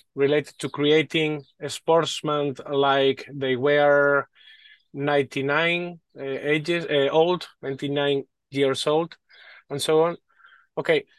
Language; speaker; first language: English; non-native, learner; Spanish